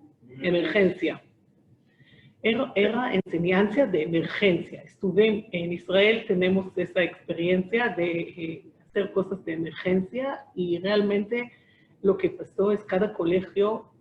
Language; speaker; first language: Spanish; non-native, fluent; Hebrew